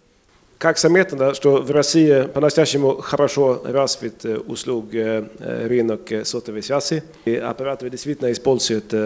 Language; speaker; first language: Russian; non-native, fluent; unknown